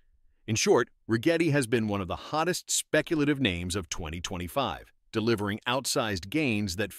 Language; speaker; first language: English; native; English